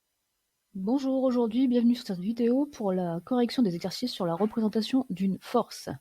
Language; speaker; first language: French; native; French